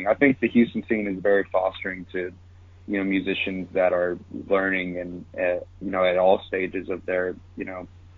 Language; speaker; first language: English; native; English